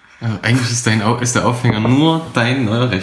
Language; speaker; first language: German; native; German